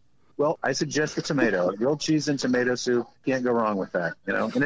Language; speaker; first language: English; native; English